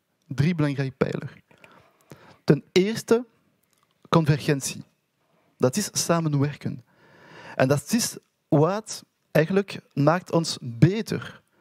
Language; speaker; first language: Dutch; non-native, learner; French